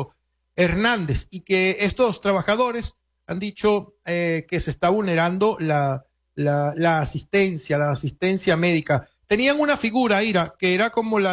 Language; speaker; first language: Spanish; native; Spanish